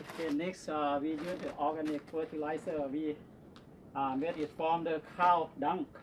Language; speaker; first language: English; non-native, learner; Thai